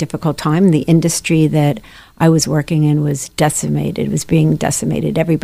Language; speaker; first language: English; native; English